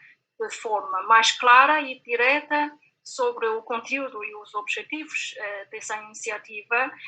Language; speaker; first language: Portuguese; non-native, fluent; Chinese